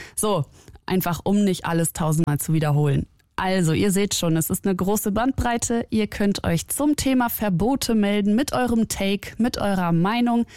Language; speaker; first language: German; early bilingual, other home language; Arabic